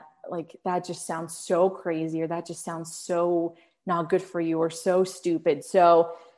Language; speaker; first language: English; early bilingual, other home language; Arabic